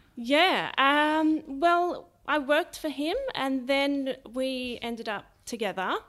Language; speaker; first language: English; native; English